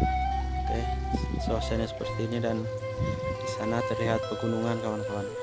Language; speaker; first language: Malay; non-native, local second language; Sundanese